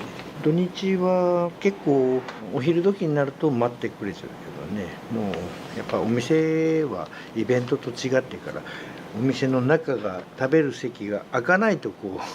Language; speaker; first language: Japanese; native; Japanese